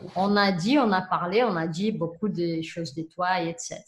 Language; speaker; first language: French; non-native, fluent; Portuguese